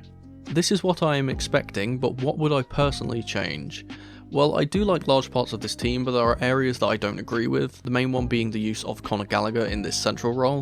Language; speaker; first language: English; native; English